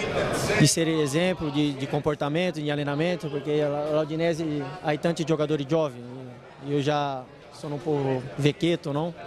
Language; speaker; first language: Italian; non-native, fluent; Portuguese